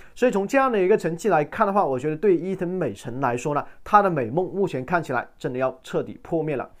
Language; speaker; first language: Chinese; native; Chinese